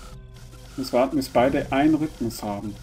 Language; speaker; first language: German; native; German